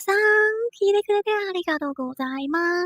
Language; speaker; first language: Japanese; non-native, learner; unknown